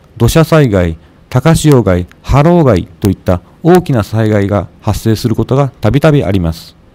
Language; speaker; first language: Japanese; native; Japanese